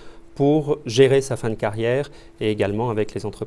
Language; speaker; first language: French; native; French